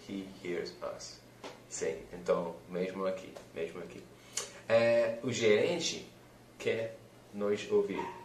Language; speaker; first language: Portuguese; non-native, fluent; English